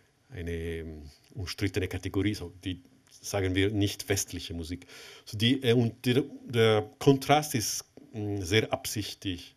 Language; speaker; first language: German; non-native, fluent; Italian